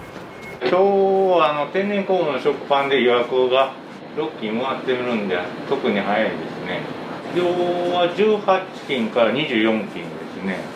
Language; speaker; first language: Japanese; native; Japanese